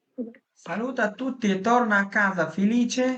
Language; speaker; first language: Italian; non-native, fluent; Bangla